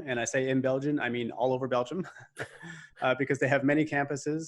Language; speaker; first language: English; native; English